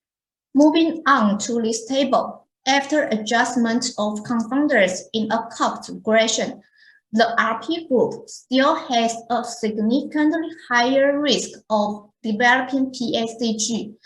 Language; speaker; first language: English; non-native, fluent; Chinese